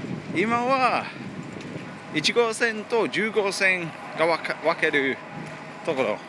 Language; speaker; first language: Japanese; non-native, learner; English